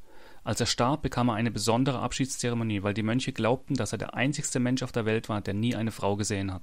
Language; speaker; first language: German; native; German